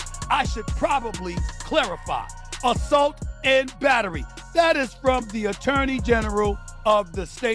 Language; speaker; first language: English; native; English